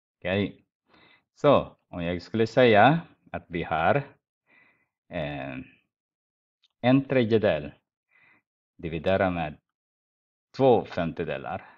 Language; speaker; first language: Swedish; non-native, fluent; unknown